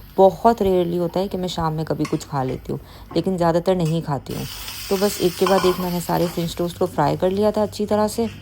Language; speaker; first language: Urdu; native; Urdu